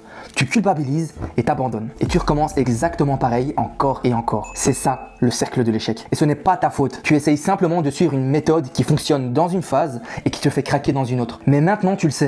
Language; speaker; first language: French; native; French